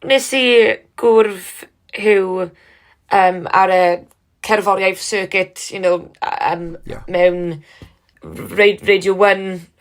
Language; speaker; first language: Welsh; non-native, learner; English